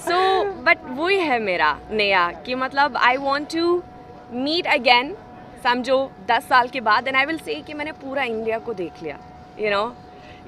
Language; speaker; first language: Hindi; non-native, fluent; Swedish